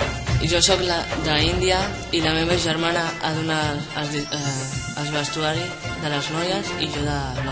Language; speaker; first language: Catalan; early bilingual, other home language; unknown